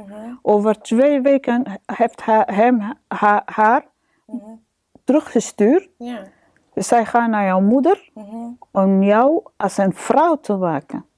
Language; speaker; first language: Dutch; non-native, learner; Arabic